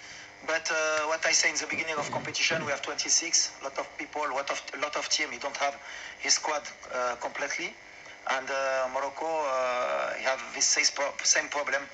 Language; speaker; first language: English; non-native, learner; French